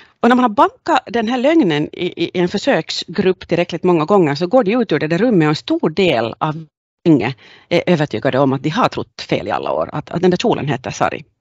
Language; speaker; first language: Swedish; native; Swedish